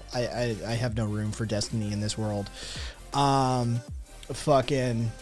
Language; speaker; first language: English; native; English